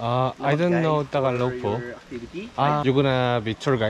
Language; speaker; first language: English; non-native, learner; Korean